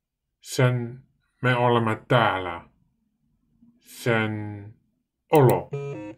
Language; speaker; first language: Finnish; non-native, learner; Dutch